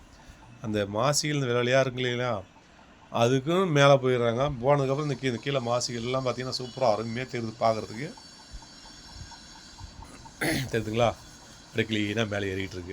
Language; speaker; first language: Tamil; native; Tamil